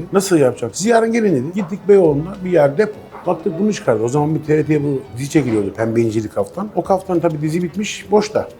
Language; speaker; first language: Turkish; native; Turkish